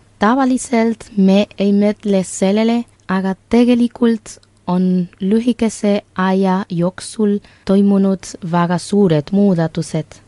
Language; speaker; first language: Estonian; non-native, fluent; Spanish